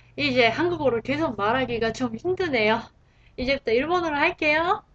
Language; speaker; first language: Korean; non-native, fluent; Japanese